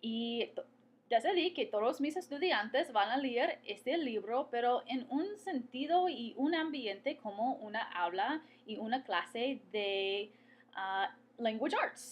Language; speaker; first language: Spanish; non-native, fluent; English